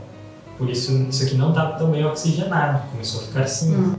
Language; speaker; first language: Portuguese; native; Portuguese